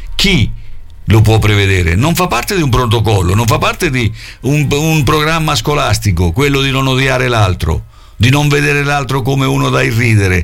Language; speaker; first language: Italian; native; Italian